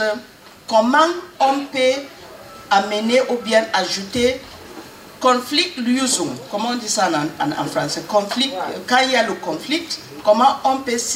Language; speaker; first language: French; non-native, learner; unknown